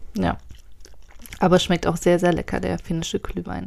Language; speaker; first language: German; native; German